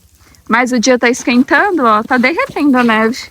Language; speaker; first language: Portuguese; native; Portuguese